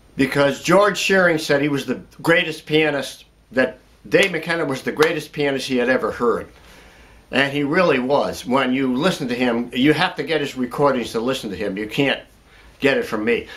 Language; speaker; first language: English; native; English